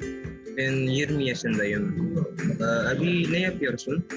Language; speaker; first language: Turkish; non-native, learner; Indonesian